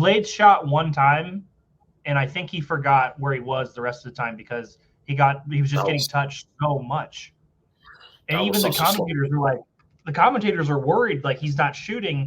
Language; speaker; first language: English; native; English